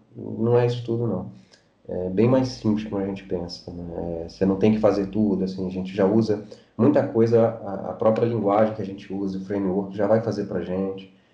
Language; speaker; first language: Portuguese; native; Portuguese